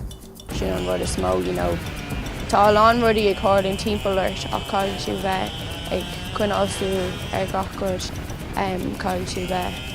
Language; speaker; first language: Irish; non-native, local second language; English